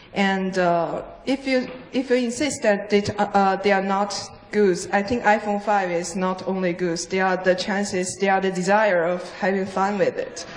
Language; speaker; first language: English; non-native, fluent; Chinese